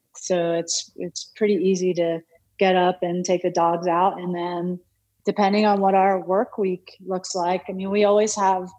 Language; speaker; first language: English; native; English